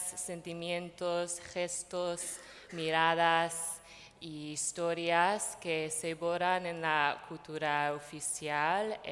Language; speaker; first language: Spanish; non-native, fluent; English